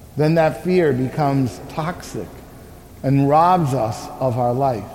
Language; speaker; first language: English; early bilingual, other home language; Spanish